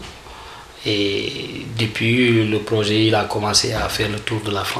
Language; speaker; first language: French; non-native, local second language; Wolof